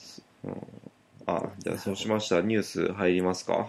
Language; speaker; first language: Japanese; native; Japanese